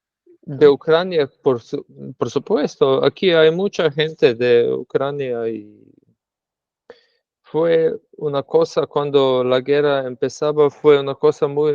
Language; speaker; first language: Spanish; non-native, fluent; Slovenian